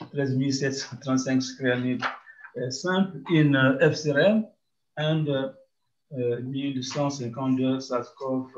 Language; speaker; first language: English; non-native, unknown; French